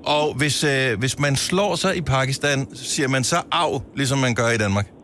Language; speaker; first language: Danish; native; Danish